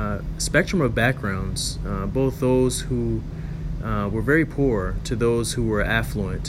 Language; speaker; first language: English; native; English